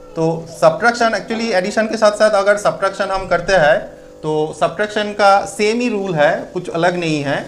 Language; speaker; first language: Hindi; non-native, local second language; Bangla